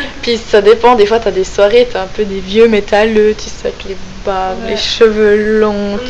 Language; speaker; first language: French; native; French